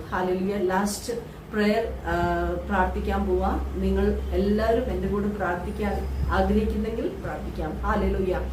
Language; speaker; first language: Malayalam; early bilingual, heritage; Malayalam